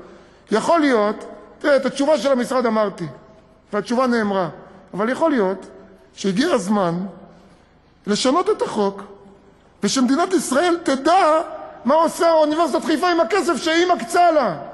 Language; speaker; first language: Hebrew; native; Hebrew